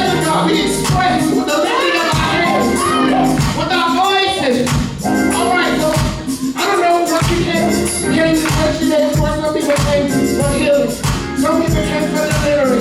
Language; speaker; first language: English; native; English